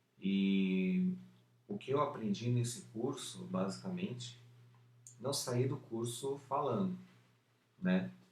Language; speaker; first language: Portuguese; early bilingual, other home language; Spanish